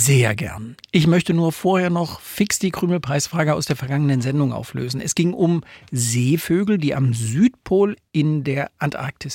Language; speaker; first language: German; native; German